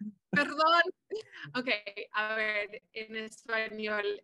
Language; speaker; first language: Spanish; early bilingual, heritage; Spanish